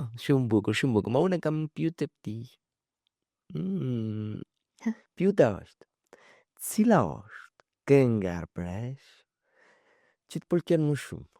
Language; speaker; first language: Albanian; early bilingual, heritage; Albanian